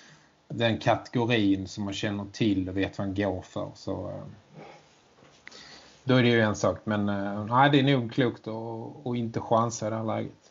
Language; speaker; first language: Swedish; native; Swedish